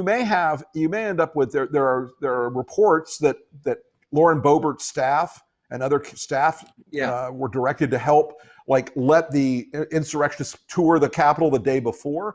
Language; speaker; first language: English; native; English